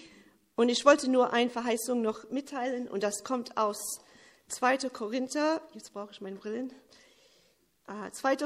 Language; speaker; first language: German; early bilingual, heritage; English